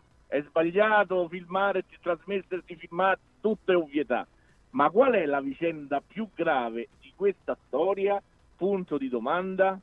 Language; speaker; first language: Italian; native; Italian